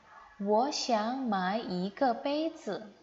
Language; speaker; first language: Chinese; non-native, fluent; Indonesian